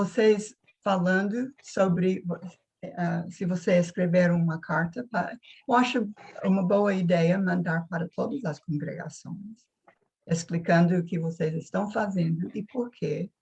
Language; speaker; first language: Portuguese; non-native, fluent; English